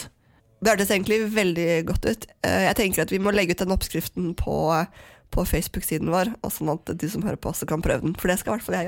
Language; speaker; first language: Norwegian; native; Norwegian